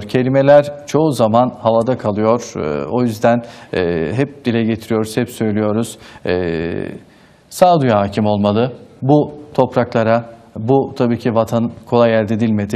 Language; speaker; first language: Turkish; native; Turkish